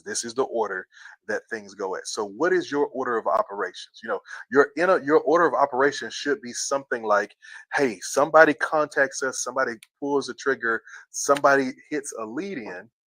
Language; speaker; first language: English; native; English